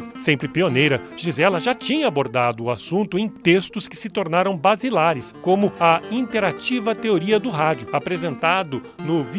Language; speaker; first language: Portuguese; native; Portuguese